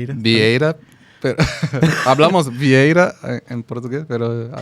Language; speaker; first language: Spanish; non-native, fluent; Portuguese